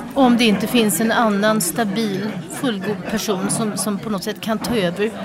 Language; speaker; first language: Swedish; native; Swedish